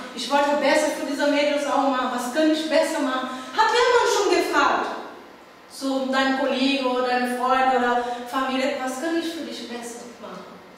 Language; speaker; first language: German; non-native, learner; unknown